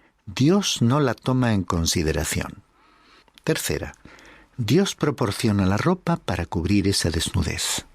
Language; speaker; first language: Spanish; native; Spanish